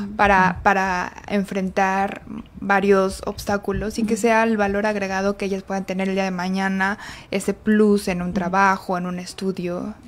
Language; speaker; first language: Spanish; native; Spanish